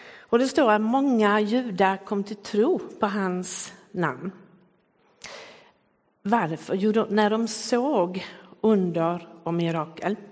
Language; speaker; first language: Swedish; native; Swedish